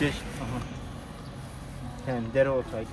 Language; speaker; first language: Polish; non-native, learner; Turkish